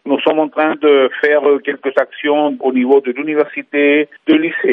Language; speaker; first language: French; non-native, fluent; Spanish